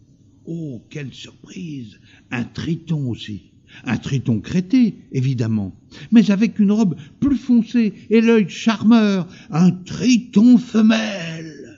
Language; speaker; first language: French; native; French